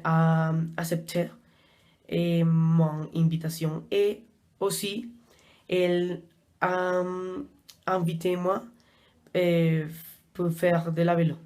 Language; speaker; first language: French; non-native, learner; Spanish